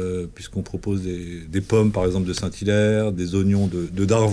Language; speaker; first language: French; native; French